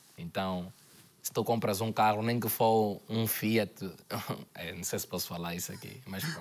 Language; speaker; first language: Portuguese; native; Portuguese